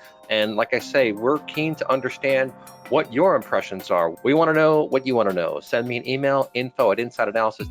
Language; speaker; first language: English; native; English